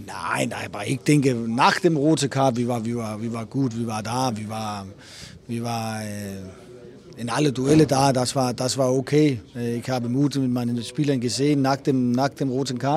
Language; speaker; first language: German; non-native, learner; Danish